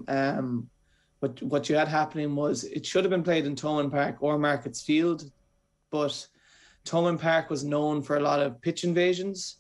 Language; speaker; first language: English; native; English